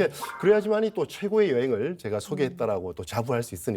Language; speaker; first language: Korean; native; Korean